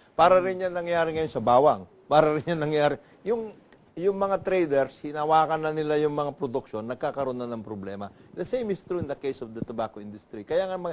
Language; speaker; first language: Filipino; non-native, local second language; Iloko